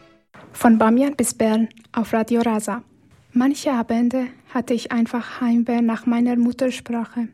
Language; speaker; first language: German; non-native, fluent; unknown